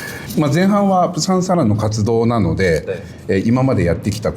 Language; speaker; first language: Japanese; native; Japanese